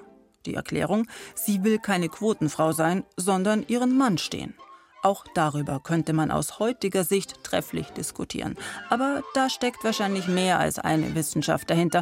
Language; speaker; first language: German; native; German